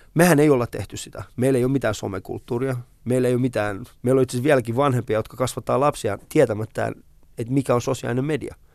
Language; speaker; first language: Finnish; early bilingual, other home language; Persian